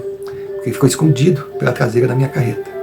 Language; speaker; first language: Portuguese; native; Portuguese